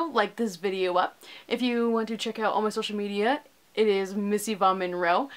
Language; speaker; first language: English; native; English